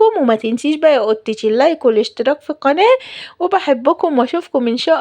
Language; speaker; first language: Arabic; native; Arabic